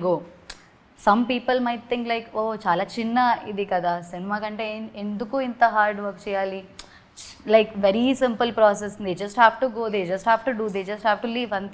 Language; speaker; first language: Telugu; non-native, learner; Malayalam